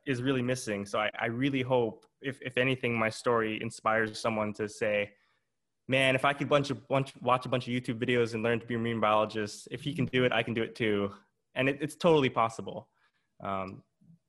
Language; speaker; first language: English; native; English